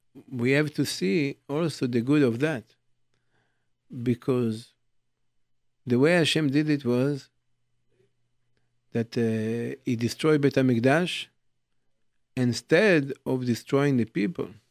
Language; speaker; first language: English; non-native, fluent; Hebrew